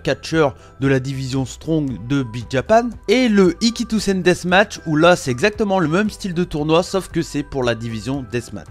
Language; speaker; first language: French; native; French